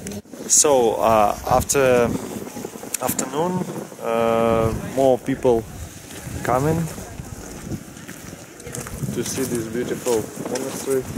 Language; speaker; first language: English; non-native, learner; Russian